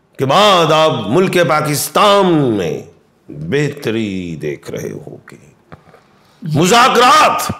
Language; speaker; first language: Urdu; non-native, local second language; Punjabi